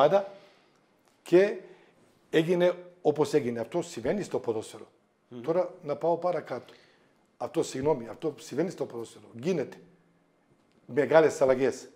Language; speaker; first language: Greek; non-native, fluent; Serbian